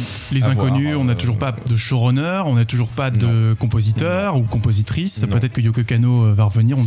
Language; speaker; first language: French; native; French